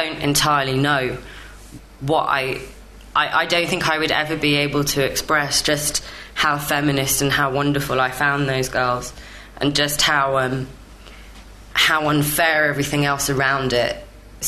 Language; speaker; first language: English; native; English